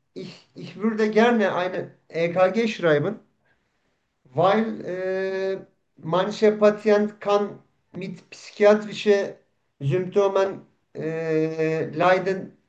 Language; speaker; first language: German; non-native, fluent; Turkish